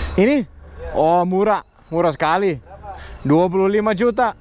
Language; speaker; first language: Indonesian; non-native, learner; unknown